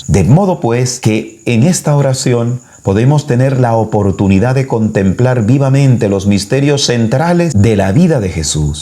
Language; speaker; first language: Spanish; native; Spanish